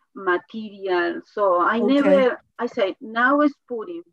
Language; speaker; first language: English; non-native, learner; Spanish